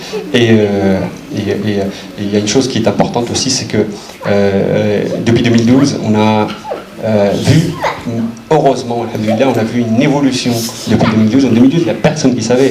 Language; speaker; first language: French; native; French